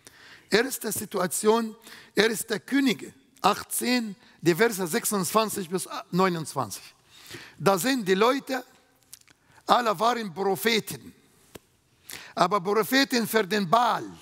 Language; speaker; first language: German; non-native, fluent; Arabic